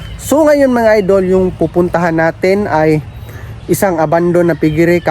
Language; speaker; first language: Filipino; non-native, local second language; Cebuano